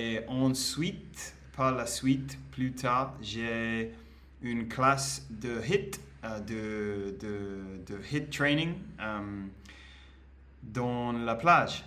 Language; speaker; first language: French; non-native, learner; Spanish